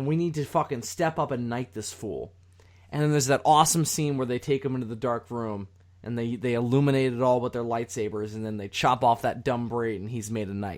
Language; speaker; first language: English; native; English